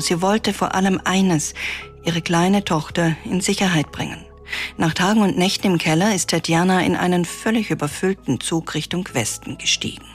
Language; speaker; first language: German; native; German